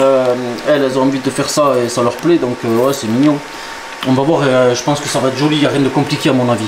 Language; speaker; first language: French; native; French